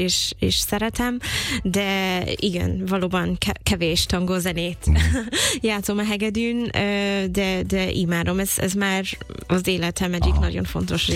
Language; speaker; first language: Hungarian; non-native, fluent; English